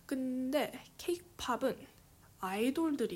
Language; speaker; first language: Korean; early bilingual, heritage; English